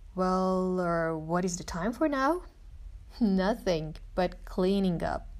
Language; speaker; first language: English; non-native, fluent; Persian